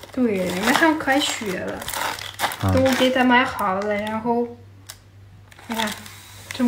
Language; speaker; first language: Chinese; non-native, learner; Russian